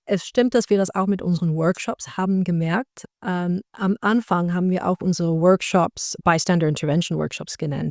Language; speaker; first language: German; non-native, learner; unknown